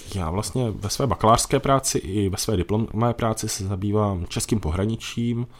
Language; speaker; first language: Czech; native; Czech